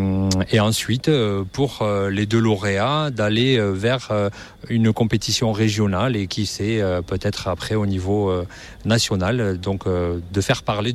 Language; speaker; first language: French; native; French